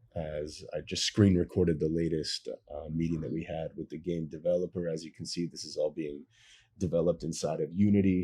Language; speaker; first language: English; native; English